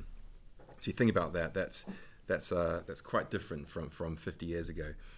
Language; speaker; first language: English; native; English